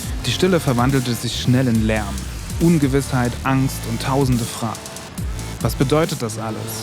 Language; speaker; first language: German; native; German